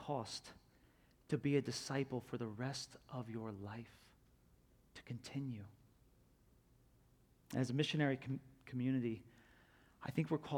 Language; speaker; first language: English; native; English